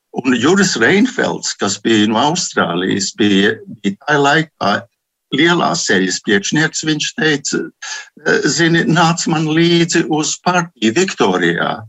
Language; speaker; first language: Latvian; early bilingual, heritage; Latvian